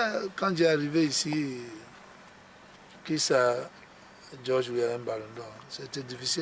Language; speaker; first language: French; non-native, learner; English